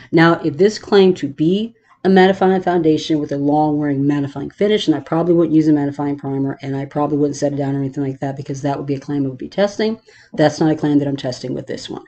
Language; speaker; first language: English; native; English